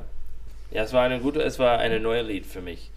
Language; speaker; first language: German; non-native, fluent; English